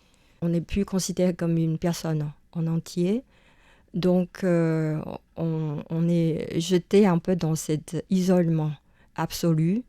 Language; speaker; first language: French; non-native, fluent; Chinese